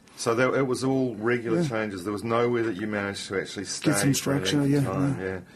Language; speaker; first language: English; native; English